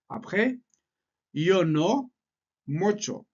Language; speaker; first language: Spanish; non-native, fluent; French